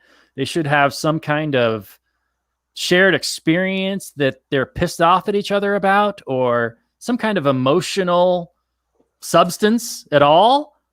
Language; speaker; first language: English; native; English